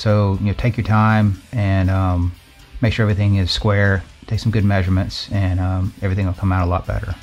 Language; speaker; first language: English; native; English